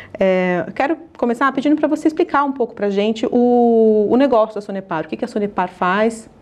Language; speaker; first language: Portuguese; native; Portuguese